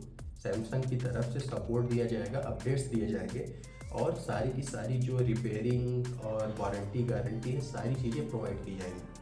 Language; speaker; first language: Hindi; native; Hindi